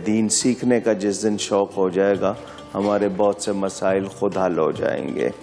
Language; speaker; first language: Urdu; native; Urdu